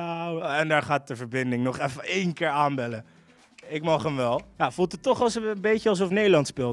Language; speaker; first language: Dutch; native; Dutch